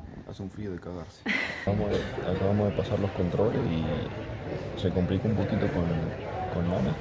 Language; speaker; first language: Spanish; native; Spanish